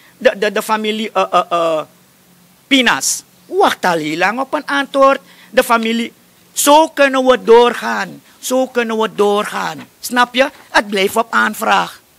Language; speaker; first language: Dutch; native; Dutch